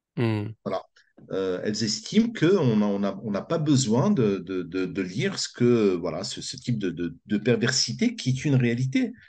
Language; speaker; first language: French; native; French